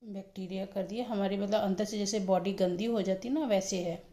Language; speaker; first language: Hindi; non-native, local second language; Odia